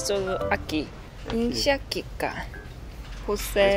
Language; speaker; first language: Portuguese; non-native, learner; Korean